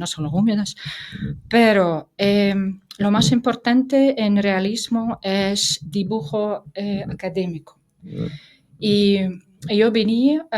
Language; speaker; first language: Spanish; non-native, fluent; Russian